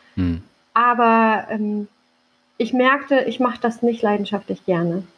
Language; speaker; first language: German; early bilingual, other home language; Turkish